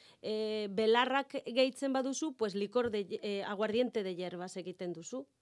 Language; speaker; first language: Basque; non-native, learner; Galician